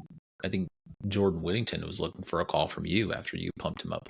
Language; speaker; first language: English; native; English